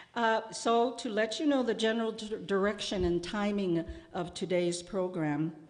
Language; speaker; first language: English; native; English